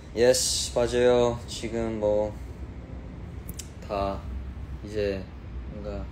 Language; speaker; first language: Korean; early bilingual, heritage; Korean